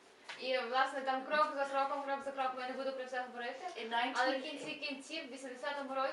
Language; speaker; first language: Ukrainian; native; Ukrainian